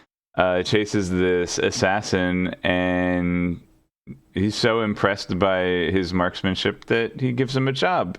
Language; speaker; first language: English; native; English